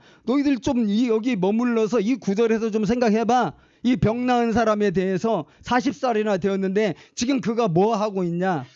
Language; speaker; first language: Korean; native; Korean